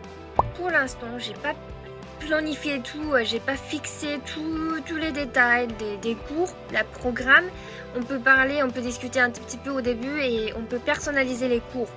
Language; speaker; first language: French; non-native, fluent; Japanese